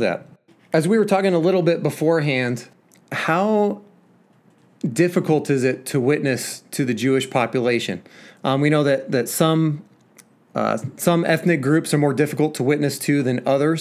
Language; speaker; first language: English; native; English